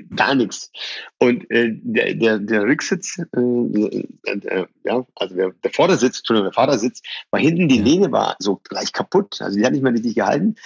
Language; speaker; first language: German; early bilingual, other home language; Persian